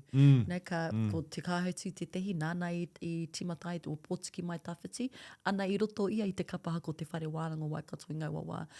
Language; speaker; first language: Māori; non-native, local second language; English